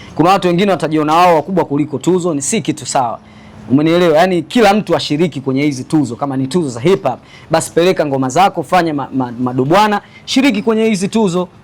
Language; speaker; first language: Swahili; native; Swahili